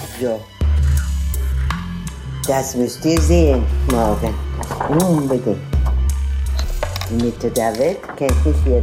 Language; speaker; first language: German; non-native, fluent; Turkish